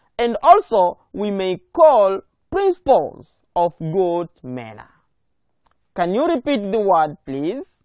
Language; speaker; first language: English; non-native, local second language; Swahili